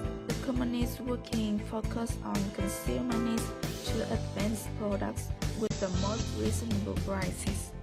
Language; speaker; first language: English; non-native, learner; Vietnamese